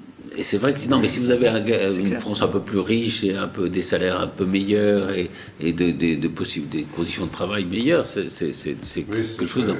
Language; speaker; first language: French; native; French